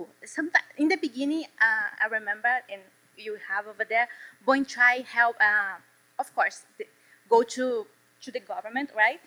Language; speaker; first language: English; non-native, learner; Portuguese